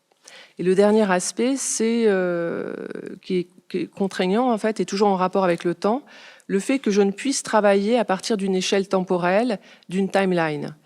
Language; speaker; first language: French; native; French